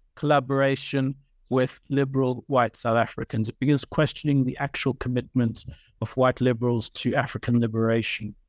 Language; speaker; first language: English; native; English